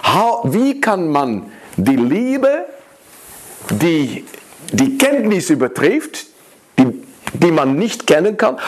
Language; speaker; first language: German; non-native, fluent; Dutch